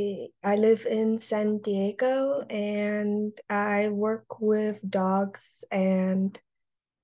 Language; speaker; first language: English; early bilingual, other home language; Russian